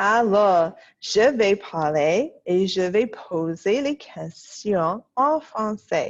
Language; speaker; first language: French; non-native, fluent; English